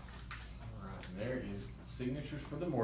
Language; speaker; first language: English; native; English